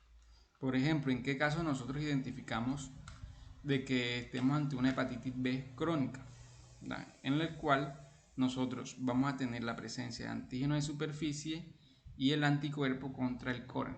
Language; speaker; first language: Spanish; native; Spanish